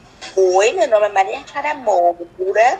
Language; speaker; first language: Portuguese; native; Portuguese